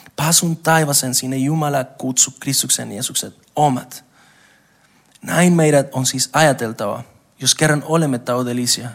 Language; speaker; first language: Finnish; non-native, fluent; Spanish